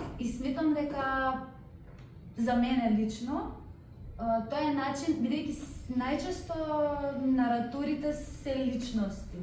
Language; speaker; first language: Macedonian; early bilingual, heritage; Macedonian